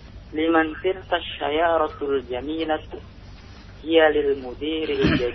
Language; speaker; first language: Arabic; non-native, learner; Indonesian